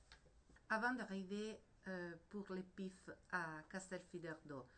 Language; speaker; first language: French; non-native, learner; Italian